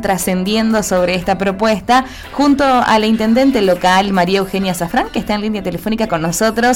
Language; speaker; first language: Spanish; native; Spanish